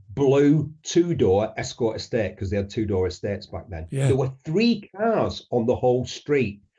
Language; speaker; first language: English; native; English